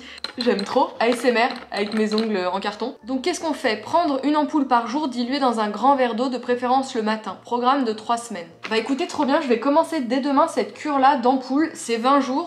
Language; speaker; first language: French; native; French